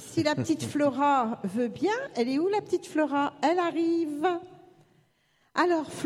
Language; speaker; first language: French; native; French